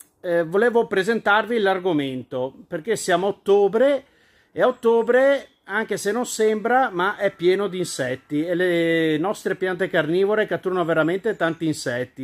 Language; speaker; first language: Italian; native; Italian